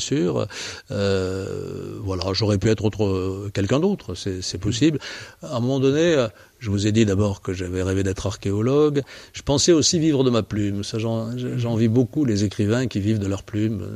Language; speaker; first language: French; native; French